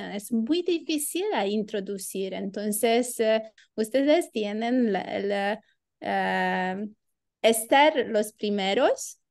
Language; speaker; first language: Spanish; non-native, learner; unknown